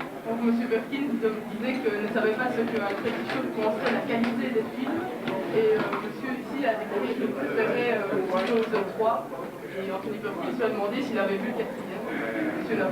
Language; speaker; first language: French; native; French